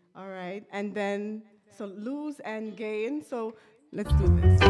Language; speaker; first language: English; native; English